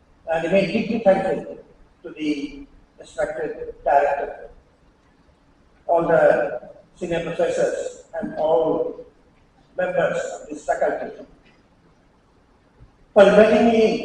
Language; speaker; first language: English; non-native, local second language; Bangla